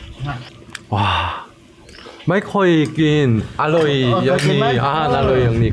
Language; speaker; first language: Thai; non-native, learner; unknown